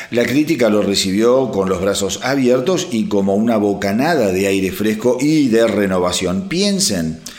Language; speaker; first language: Spanish; native; Spanish